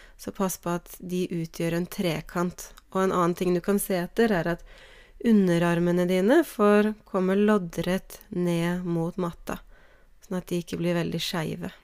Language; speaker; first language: Norwegian; native; Norwegian